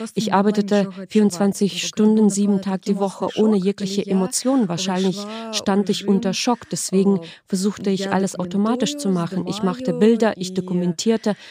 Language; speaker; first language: German; non-native, fluent; Belarusian